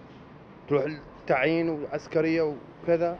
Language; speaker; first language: Arabic; native; Arabic